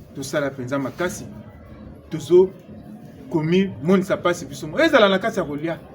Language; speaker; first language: Lingala; non-native, local second language; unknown